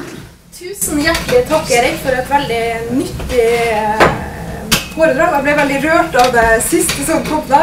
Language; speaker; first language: Norwegian; native; Norwegian